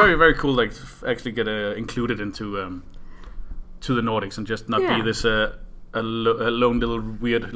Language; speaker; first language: English; non-native, fluent; Danish